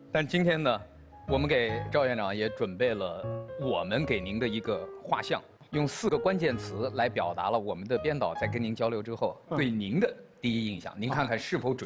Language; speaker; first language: Chinese; native; Chinese